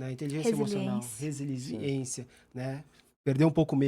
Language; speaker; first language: Portuguese; native; Portuguese